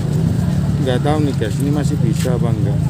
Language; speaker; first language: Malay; non-native, local second language; Javanese